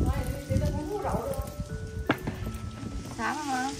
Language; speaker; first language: Chinese; non-native, learner; Vietnamese